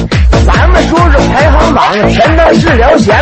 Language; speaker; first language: Chinese; native; Chinese